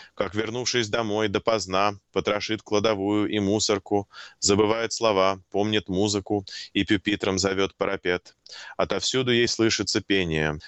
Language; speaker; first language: Russian; native; Russian